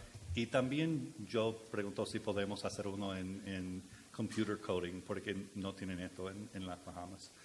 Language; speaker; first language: Spanish; non-native, learner; English